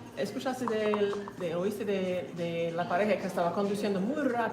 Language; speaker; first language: Spanish; non-native, learner; English